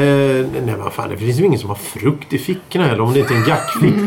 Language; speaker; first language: Swedish; native; Swedish